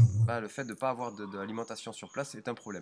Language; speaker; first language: French; native; French